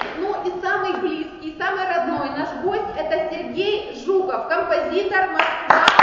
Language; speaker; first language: Russian; non-native, local second language; Ukrainian